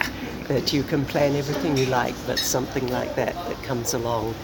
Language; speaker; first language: English; native; English